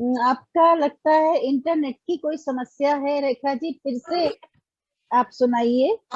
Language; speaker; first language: Hindi; native; Hindi